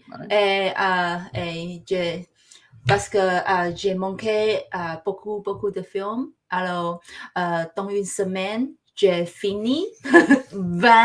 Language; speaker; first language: French; non-native, learner; Chinese